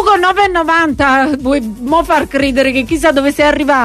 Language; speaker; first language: Italian; native; Italian